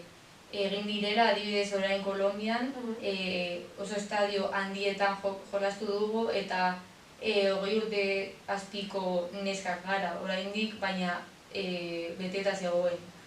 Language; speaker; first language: Basque; non-native, local second language; Spanish